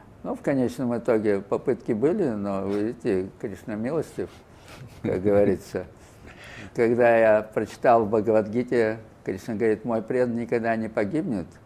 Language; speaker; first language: Russian; native; Russian